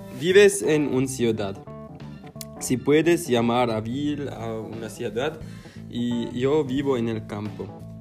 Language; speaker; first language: Spanish; non-native, learner; German